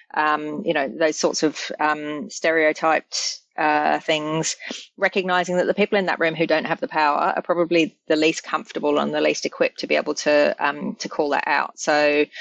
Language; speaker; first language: English; native; English